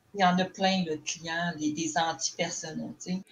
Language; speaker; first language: French; native; French